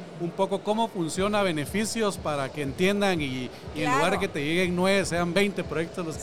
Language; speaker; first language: Spanish; native; Spanish